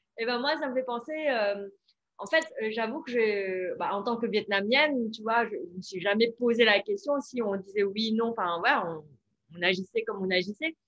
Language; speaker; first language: French; non-native, fluent; Vietnamese